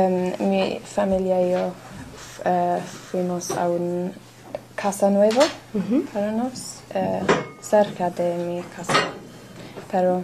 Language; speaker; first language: Spanish; non-native, learner; English